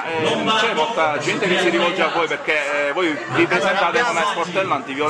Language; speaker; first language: Italian; native; Italian